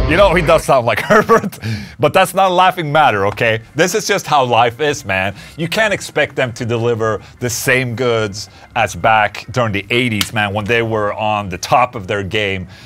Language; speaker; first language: English; non-native, fluent; Swedish